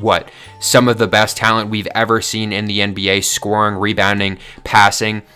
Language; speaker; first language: English; native; English